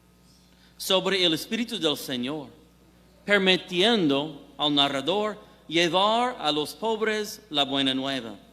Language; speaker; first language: Spanish; non-native, fluent; English